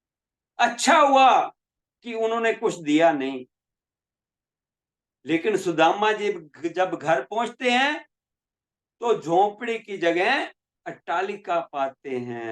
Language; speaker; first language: Hindi; native; Hindi